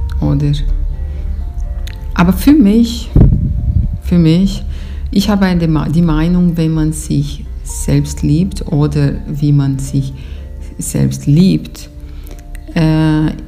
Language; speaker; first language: German; non-native, fluent; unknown